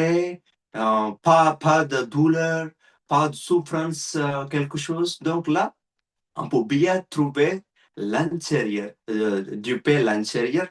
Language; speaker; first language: French; non-native, learner; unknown